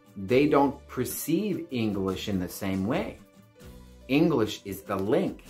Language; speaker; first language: English; native; English